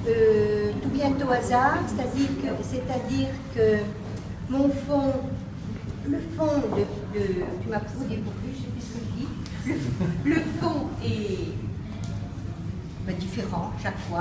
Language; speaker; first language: French; native; French